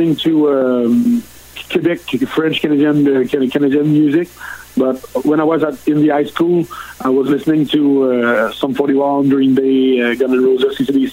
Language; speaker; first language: English; non-native, learner; French